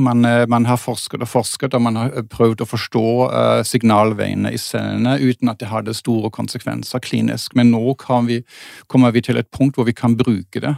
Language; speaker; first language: Norwegian; non-native, fluent; German